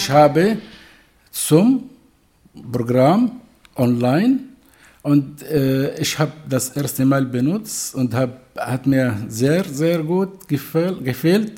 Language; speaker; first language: German; non-native, learner; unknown